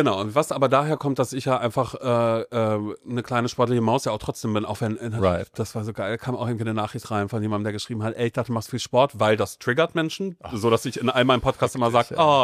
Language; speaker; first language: German; native; German